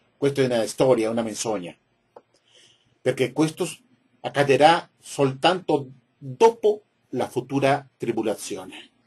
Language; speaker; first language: Italian; non-native, learner; Spanish